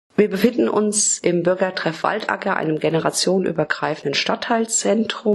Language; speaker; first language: German; native; German